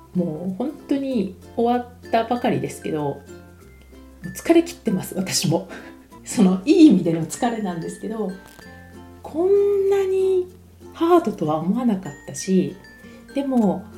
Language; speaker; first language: Japanese; native; Japanese